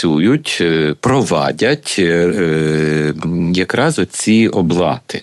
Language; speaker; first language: Ukrainian; native; Ukrainian